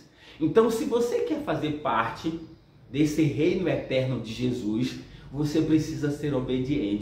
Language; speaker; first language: Portuguese; native; Portuguese